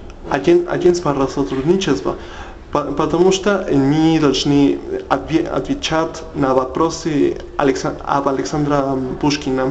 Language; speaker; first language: Russian; non-native, learner; Spanish